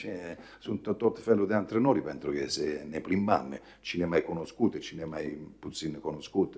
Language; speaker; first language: Romanian; non-native, fluent; Italian